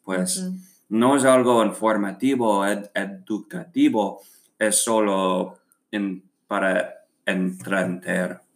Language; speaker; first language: Spanish; non-native, learner; English